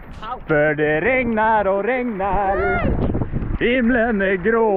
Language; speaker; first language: Swedish; native; Swedish